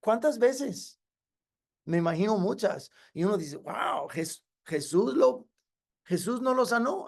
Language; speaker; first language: Spanish; non-native, fluent; English